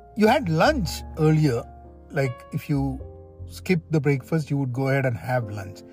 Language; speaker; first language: English; non-native, local second language; Malayalam